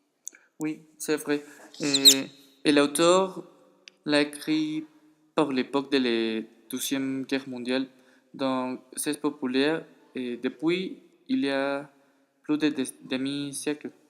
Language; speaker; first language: French; non-native, learner; Spanish